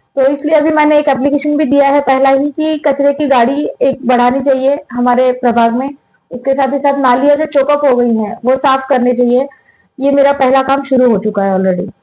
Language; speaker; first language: Hindi; non-native, local second language; Marathi